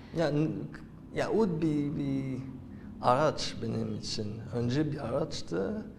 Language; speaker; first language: Turkish; non-native, fluent; French